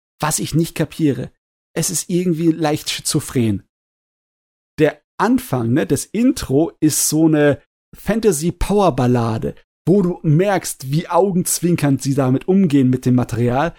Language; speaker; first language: German; native; German